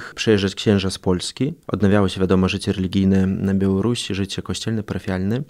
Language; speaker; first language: Polish; early bilingual, other home language; Belarusian